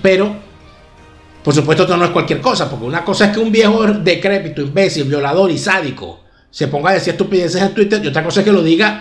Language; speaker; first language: Spanish; native; Spanish